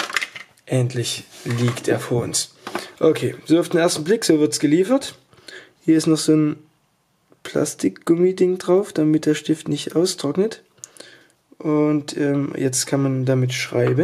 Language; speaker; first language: German; native; German